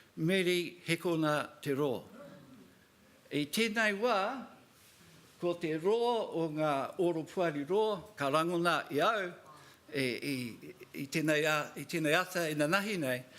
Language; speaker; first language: Māori; non-native, local second language; English